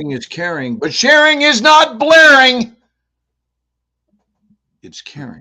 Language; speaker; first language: English; native; English